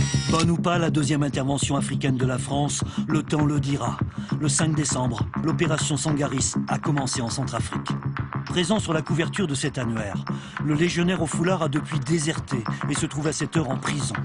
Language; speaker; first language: French; native; French